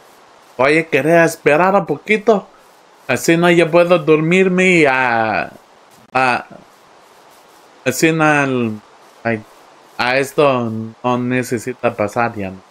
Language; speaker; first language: Spanish; non-native, learner; English